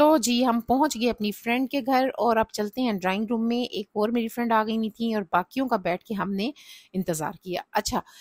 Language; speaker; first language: Urdu; native; Urdu